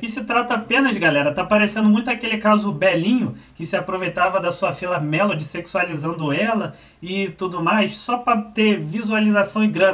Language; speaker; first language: Portuguese; native; Portuguese